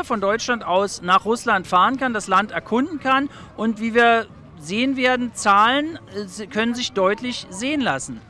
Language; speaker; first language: German; native; German